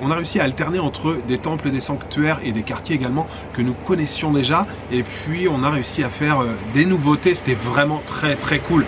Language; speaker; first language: French; native; French